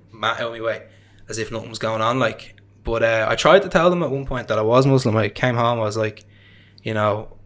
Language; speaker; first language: English; native; English